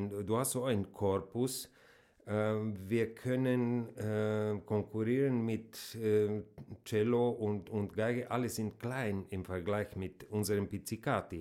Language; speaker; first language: German; non-native, fluent; Romanian